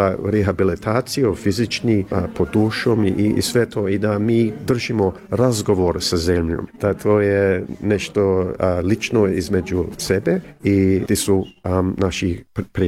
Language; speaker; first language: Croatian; early bilingual, heritage; English